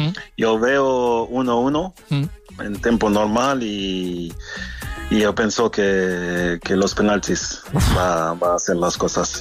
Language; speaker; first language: Spanish; non-native, fluent; French